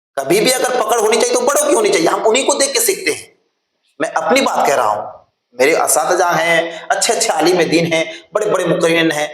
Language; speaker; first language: Urdu; non-native, local second language; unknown